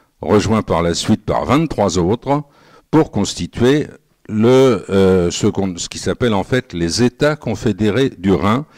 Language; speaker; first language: French; native; French